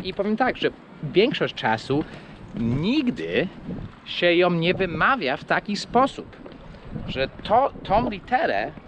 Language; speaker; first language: Polish; non-native, fluent; English